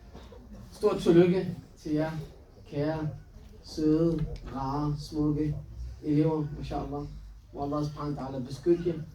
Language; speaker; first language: Danish; early bilingual, other home language; Somali